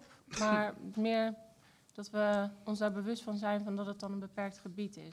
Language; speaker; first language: Dutch; native; Dutch